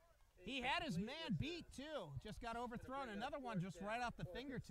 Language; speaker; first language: English; native; English